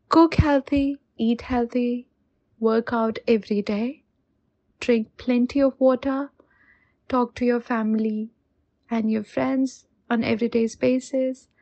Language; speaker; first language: English; non-native, local second language; Hindi